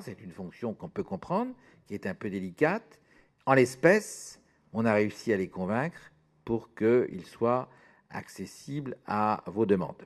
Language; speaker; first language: French; native; French